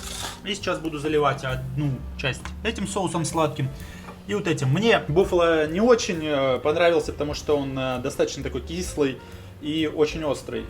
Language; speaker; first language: Russian; native; Russian